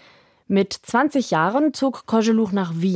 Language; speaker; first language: German; native; German